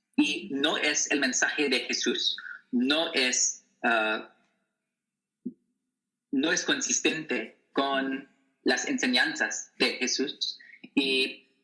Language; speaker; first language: Spanish; non-native, learner; English